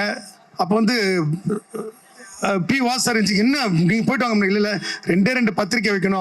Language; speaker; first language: Tamil; native; Tamil